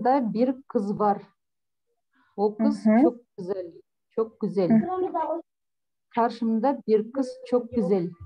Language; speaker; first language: Turkish; non-native, learner; Kyrgyz